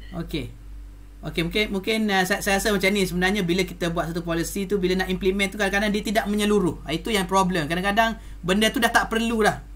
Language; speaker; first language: Malay; native; Malay